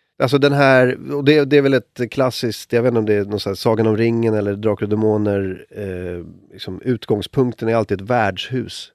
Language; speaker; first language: Swedish; native; Swedish